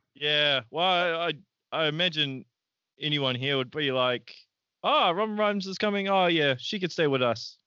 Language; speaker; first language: English; native; English